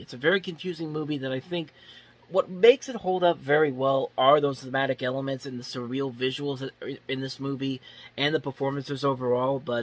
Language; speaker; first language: English; native; English